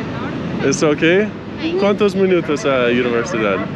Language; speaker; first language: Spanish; non-native, learner; English